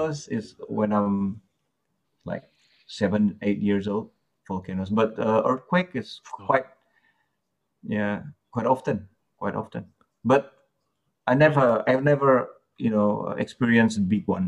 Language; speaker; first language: English; non-native, fluent; Indonesian